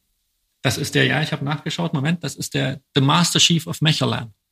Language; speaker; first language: German; native; German